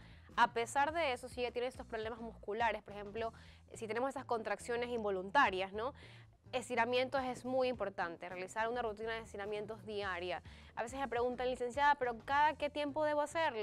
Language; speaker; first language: Spanish; native; Spanish